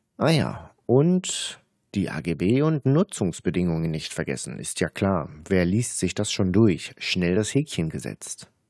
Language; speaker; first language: German; native; German